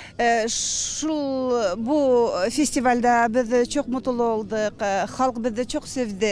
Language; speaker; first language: Turkish; non-native, learner; Bashkir